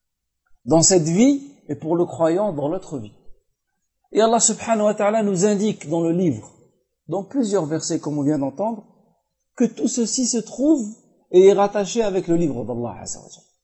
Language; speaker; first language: French; native; French